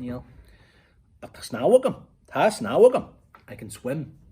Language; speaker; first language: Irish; non-native, local second language; English